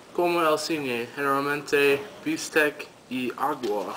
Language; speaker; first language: Spanish; non-native, learner; English